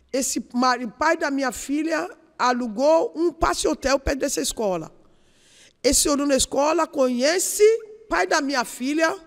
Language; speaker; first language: Portuguese; non-native, learner; Yoruba